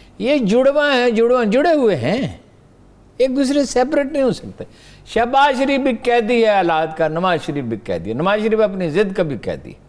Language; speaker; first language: Urdu; native; Urdu